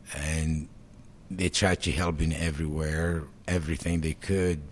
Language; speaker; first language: English; non-native, fluent; Arabic